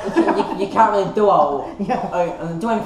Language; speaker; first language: English; native; English